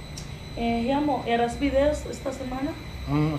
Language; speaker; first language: Spanish; native; Spanish